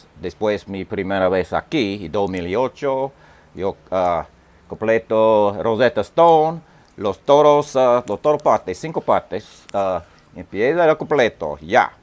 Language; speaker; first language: Spanish; non-native, learner; English